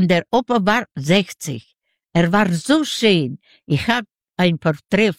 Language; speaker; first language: German; non-native, learner; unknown